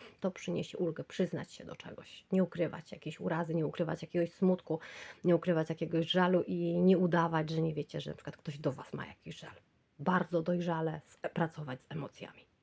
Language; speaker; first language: Polish; native; Polish